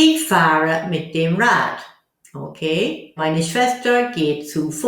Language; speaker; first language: German; non-native, fluent; English